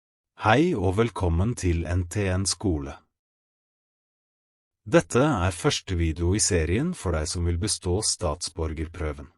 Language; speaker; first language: Norwegian; non-native, fluent; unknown